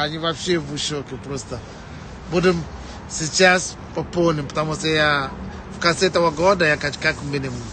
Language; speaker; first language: Russian; non-native, fluent; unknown